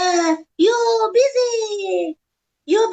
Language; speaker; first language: English; non-native, learner; Tigrinya